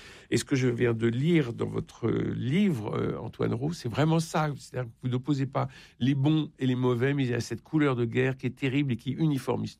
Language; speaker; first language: French; native; French